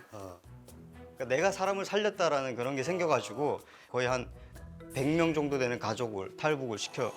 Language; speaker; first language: Korean; native; Korean